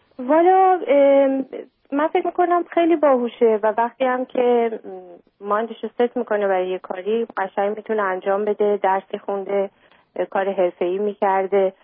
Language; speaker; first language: Persian; early bilingual, heritage; Persian